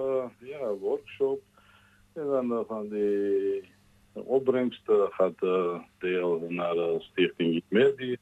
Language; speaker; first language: Dutch; non-native, learner; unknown